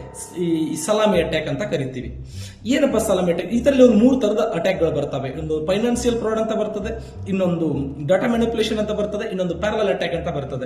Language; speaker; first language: Kannada; native; Kannada